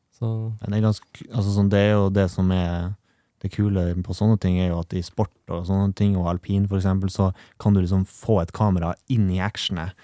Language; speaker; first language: Norwegian; native; Norwegian